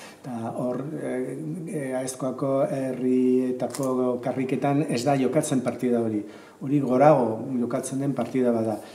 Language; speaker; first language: Basque; non-native, local second language; Spanish